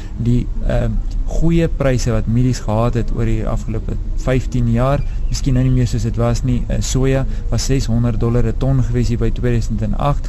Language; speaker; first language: Afrikaans; native; Afrikaans